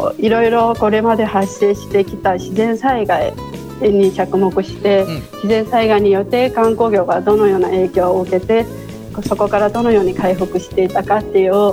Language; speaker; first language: Japanese; non-native, fluent; Chinese